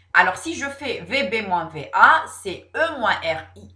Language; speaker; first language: French; non-native, local second language; Arabic